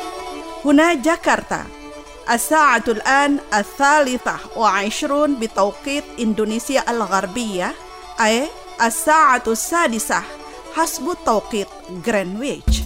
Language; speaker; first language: Arabic; non-native, local second language; Indonesian